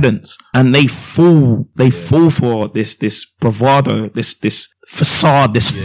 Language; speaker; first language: English; native; English